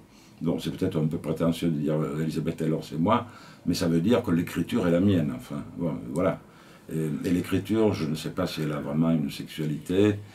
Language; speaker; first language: French; native; French